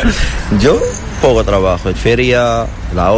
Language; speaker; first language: Spanish; non-native, learner; Arabic